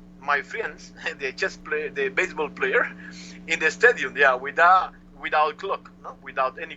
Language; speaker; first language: English; non-native, learner; Spanish